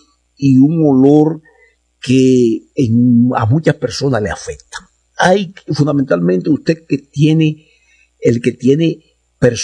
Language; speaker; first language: Spanish; native; Spanish